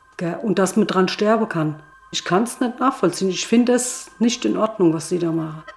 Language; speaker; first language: German; native; German